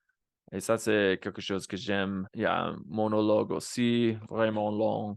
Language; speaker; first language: French; non-native, fluent; Spanish